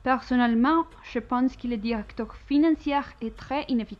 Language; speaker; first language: French; non-native, learner; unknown